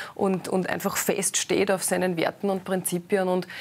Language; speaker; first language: German; native; German